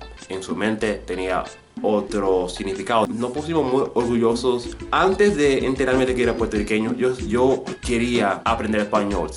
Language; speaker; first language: Spanish; non-native, fluent; English